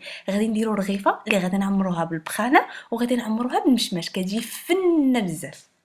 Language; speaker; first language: Arabic; native; Arabic